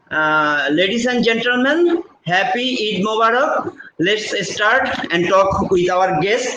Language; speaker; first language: English; non-native, local second language; Bangla